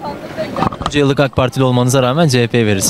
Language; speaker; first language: Turkish; native; Turkish